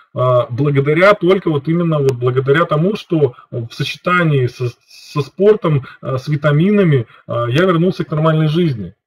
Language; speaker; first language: Russian; native; Russian